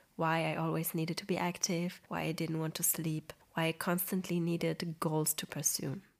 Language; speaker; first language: English; non-native, fluent; Polish